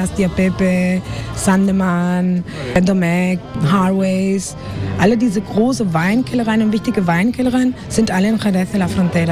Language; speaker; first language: German; non-native, fluent; Spanish